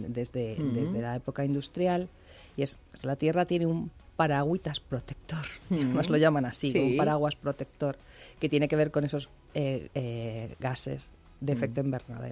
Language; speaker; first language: Spanish; native; Spanish